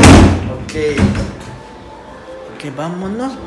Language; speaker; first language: Spanish; non-native, learner; Japanese